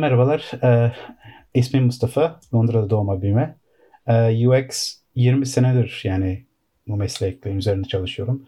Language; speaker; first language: Turkish; early bilingual, heritage; Turkish